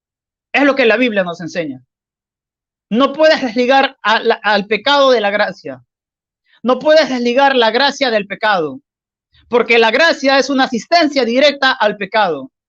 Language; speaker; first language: Spanish; native; Spanish